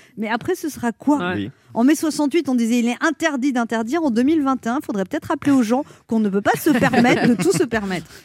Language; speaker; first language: French; native; French